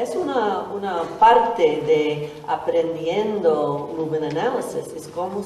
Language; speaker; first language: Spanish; non-native, learner; English